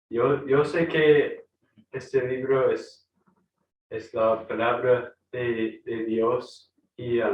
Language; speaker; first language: Spanish; non-native, learner; English